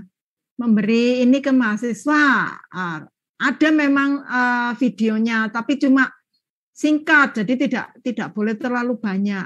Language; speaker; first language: Indonesian; native; Indonesian